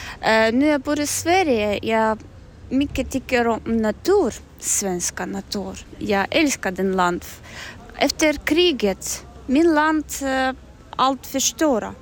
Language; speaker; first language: Swedish; non-native, learner; Ukrainian